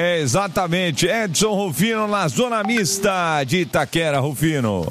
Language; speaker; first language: Portuguese; native; Portuguese